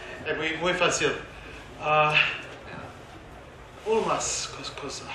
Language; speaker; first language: Spanish; non-native, learner; English